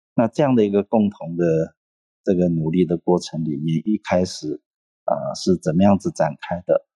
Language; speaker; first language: Chinese; non-native, local second language; Hakka Chinese